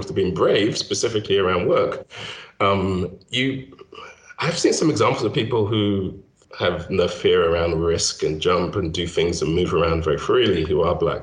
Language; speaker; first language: English; native; English